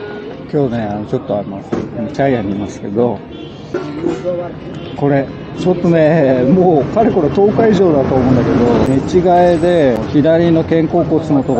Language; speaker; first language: Japanese; native; Japanese